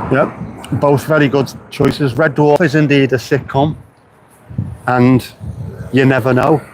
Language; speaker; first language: English; native; English